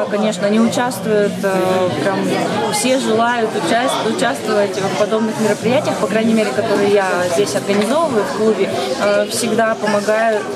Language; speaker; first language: Russian; native; Russian